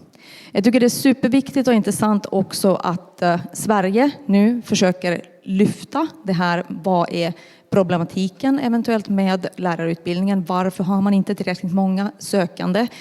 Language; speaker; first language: Swedish; non-native, local second language; Finnish